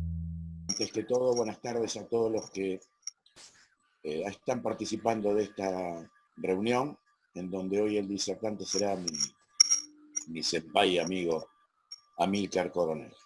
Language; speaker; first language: Spanish; native; Spanish